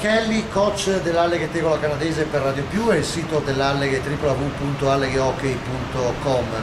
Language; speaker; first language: Italian; native; Italian